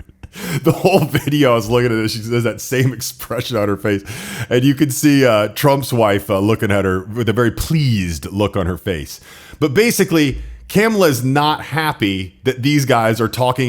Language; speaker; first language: English; native; English